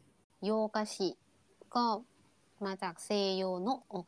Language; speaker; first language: Japanese; non-native, fluent; Thai